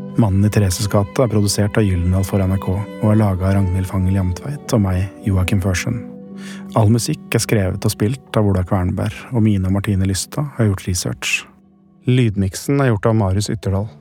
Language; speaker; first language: Norwegian; native; Norwegian